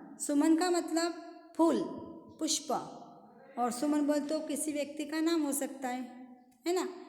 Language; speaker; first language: Hindi; non-native, local second language; Marathi